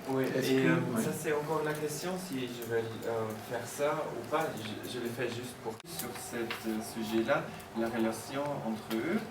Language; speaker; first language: French; non-native, learner; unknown